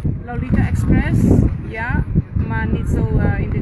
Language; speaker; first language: Dutch; non-native, fluent; Polish